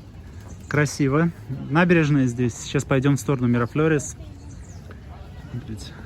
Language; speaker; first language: Russian; native; Russian